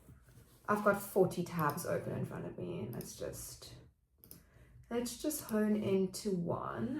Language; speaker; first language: English; native; English